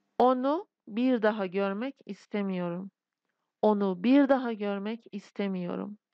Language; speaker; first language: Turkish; non-native, fluent; Persian